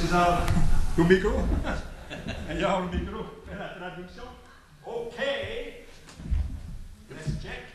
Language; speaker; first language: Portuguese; non-native, fluent; French